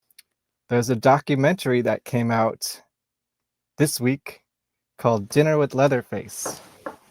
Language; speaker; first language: English; native; English